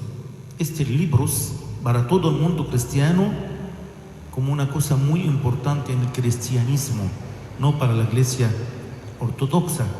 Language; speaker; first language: Spanish; non-native, fluent; Arabic